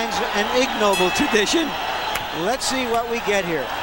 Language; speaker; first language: English; native; English